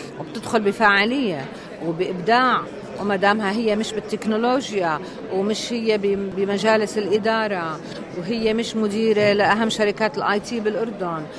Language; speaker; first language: Arabic; native; Arabic